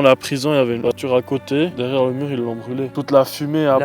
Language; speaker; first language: French; native; French